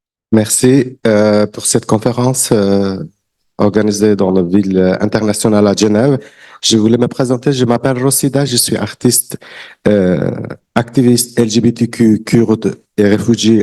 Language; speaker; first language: French; non-native, learner; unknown